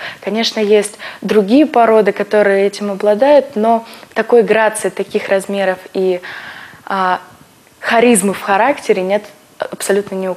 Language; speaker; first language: Russian; native; Russian